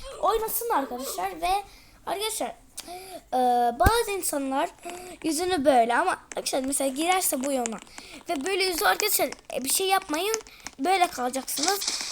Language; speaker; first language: Turkish; early bilingual, heritage; Turkish